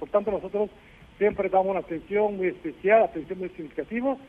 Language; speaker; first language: Spanish; non-native, fluent; Korean